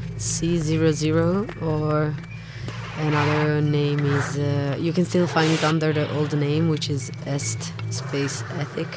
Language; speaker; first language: English; non-native, fluent; Italian